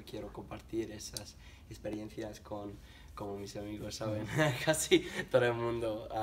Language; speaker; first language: Spanish; non-native, learner; English